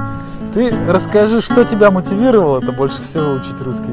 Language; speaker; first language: Russian; native; Russian